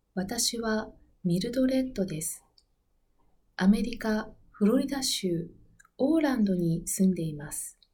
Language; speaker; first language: Japanese; non-native, learner; Spanish